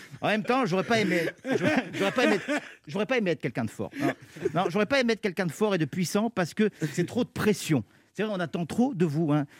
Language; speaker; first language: French; native; French